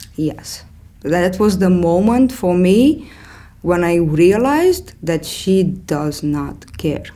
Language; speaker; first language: English; non-native, fluent; Romanian